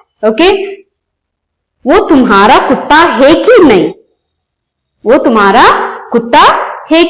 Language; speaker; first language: Hindi; non-native, local second language; Telugu